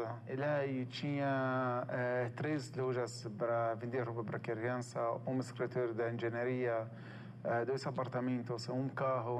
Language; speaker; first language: Portuguese; non-native, fluent; Arabic